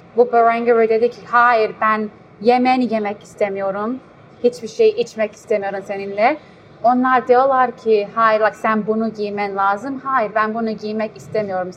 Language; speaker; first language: Turkish; early bilingual, heritage; Turkish